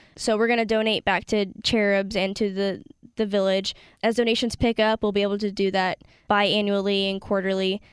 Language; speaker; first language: English; native; English